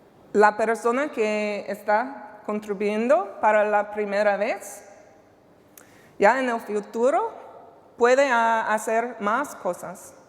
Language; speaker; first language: Spanish; non-native, learner; English